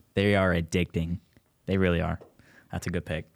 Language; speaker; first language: English; native; English